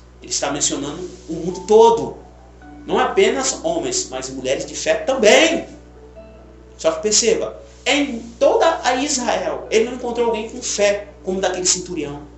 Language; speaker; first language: Portuguese; native; Portuguese